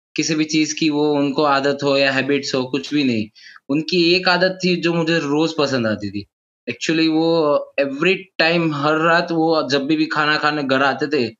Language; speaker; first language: Hindi; non-native, local second language; Gujarati